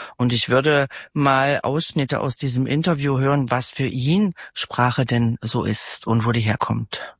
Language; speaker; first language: German; native; German